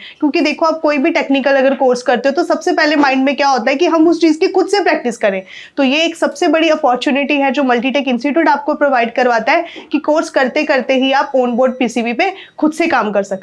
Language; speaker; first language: Hindi; native; Hindi